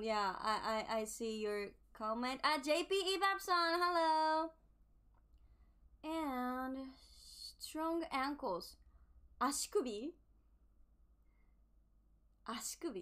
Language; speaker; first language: English; non-native, learner; Japanese